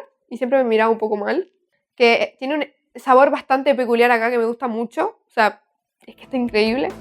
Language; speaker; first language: Spanish; native; Spanish